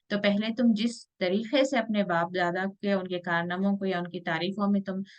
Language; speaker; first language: Hindi; native; Hindi